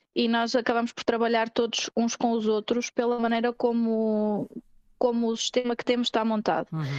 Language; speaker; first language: Portuguese; native; Portuguese